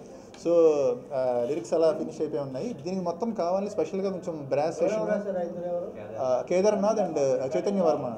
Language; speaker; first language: Telugu; native; Telugu